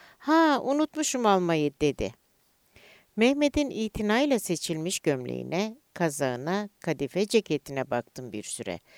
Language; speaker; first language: Turkish; native; Turkish